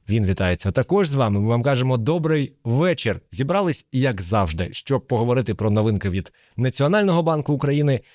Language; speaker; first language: Ukrainian; native; Ukrainian